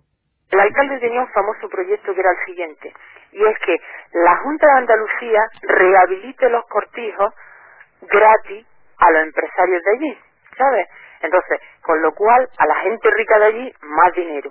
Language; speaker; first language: Spanish; native; Spanish